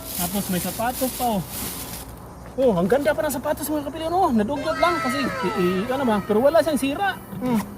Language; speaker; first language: Filipino; non-native, local second language; Cebuano